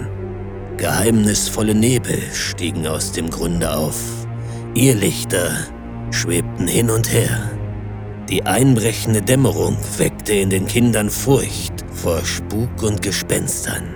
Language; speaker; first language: German; native; German